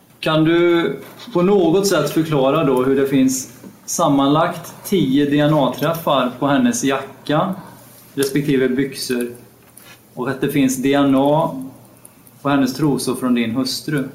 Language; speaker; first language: Swedish; native; Swedish